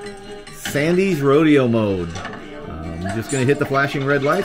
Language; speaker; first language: English; native; English